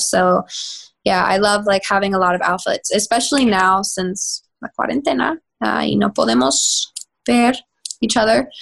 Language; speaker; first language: English; native; English